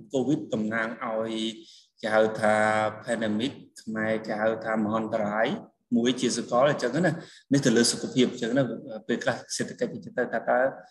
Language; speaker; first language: Khmer; native; Khmer